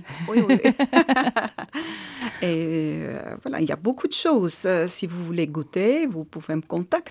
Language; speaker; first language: French; non-native, learner; Armenian